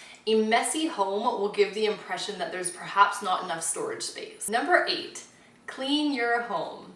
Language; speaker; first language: English; native; English